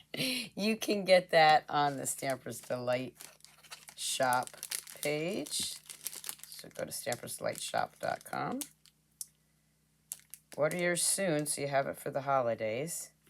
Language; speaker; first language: English; native; English